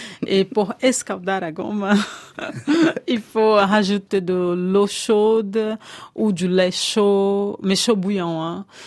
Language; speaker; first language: French; non-native, fluent; Portuguese